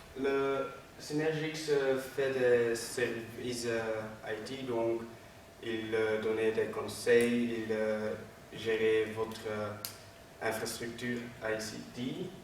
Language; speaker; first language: French; non-native, learner; Dutch